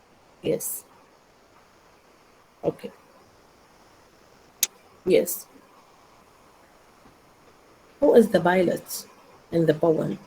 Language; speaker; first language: English; non-native, learner; Arabic